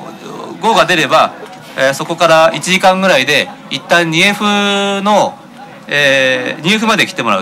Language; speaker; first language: Japanese; native; Japanese